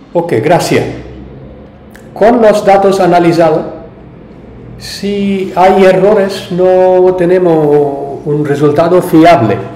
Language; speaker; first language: Spanish; non-native, learner; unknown